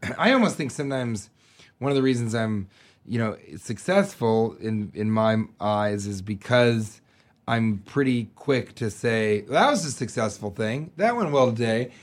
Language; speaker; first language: English; native; English